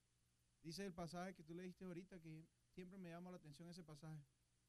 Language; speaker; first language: Spanish; native; Spanish